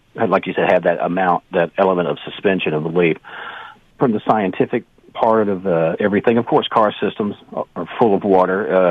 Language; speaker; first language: English; native; English